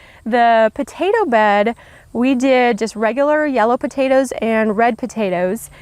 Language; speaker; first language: English; native; English